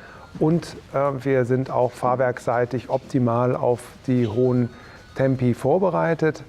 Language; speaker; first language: German; native; German